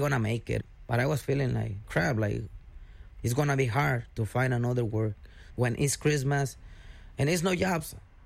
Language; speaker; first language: English; non-native, learner; Spanish